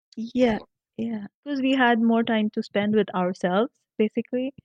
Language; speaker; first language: English; non-native, local second language; Marathi